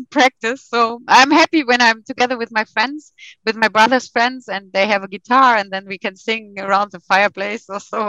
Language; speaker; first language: English; non-native, fluent; German